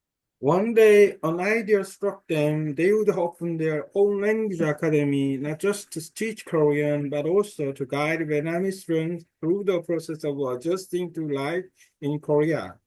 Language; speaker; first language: English; non-native, learner; Korean